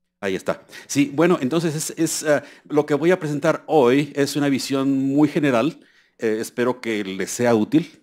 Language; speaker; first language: Spanish; native; Spanish